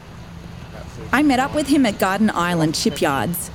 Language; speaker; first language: English; native; English